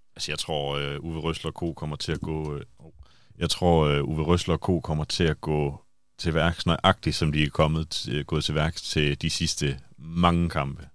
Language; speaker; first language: Danish; native; Danish